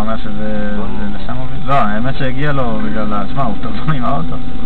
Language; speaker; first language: Hebrew; native; Hebrew